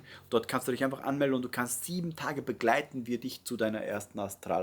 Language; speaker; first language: German; native; German